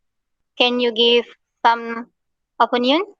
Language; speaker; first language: English; non-native, local second language; Malay